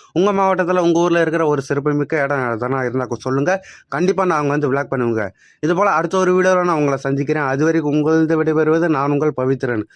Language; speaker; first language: Tamil; native; Tamil